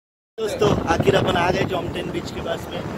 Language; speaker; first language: Hindi; native; Hindi